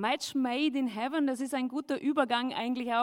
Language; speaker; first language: German; native; German